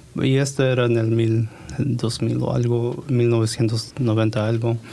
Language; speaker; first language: Spanish; early bilingual, heritage; Spanish